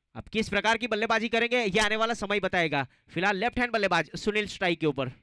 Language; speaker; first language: Hindi; non-native, local second language; Gujarati